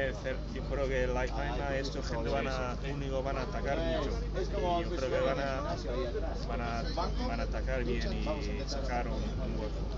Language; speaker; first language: Spanish; non-native, fluent; English